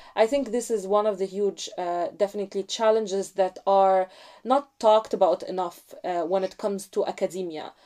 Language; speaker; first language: English; non-native, fluent; Arabic